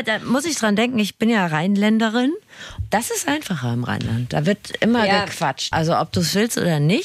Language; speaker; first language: German; native; German